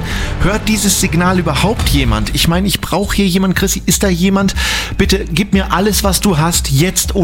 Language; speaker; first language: German; native; German